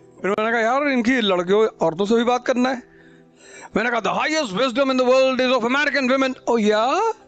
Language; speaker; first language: Hindi; native; Hindi